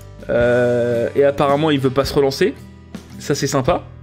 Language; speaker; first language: French; native; French